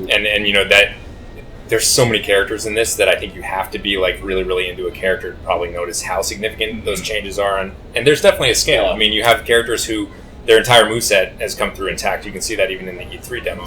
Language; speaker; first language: English; native; English